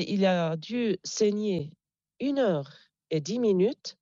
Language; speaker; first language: French; non-native, local second language; Arabic